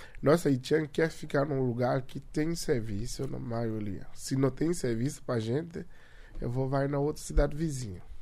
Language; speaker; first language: Portuguese; non-native, learner; Haitian Creole